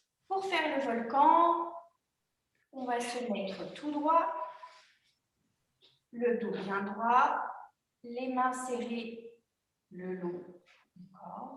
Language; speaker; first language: French; native; French